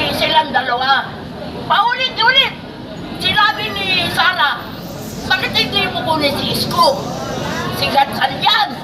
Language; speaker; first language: Filipino; non-native, local second language; Iloko